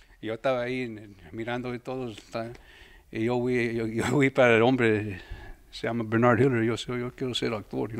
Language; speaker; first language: Spanish; early bilingual, heritage; Spanish